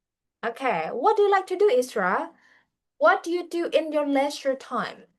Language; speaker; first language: English; non-native, fluent; Indonesian